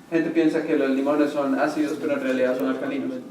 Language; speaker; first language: Spanish; native; Spanish